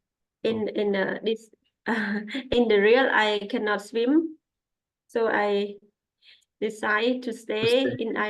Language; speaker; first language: English; non-native, learner; Khmer